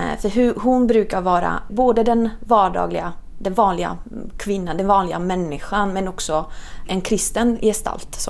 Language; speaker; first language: Swedish; non-native, fluent; Italian